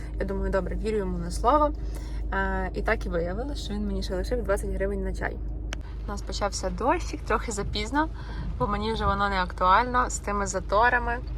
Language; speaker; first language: Ukrainian; non-native, local second language; Russian